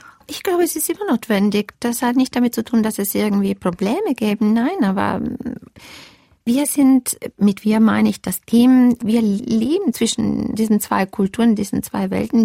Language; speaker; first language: German; non-native, fluent; Italian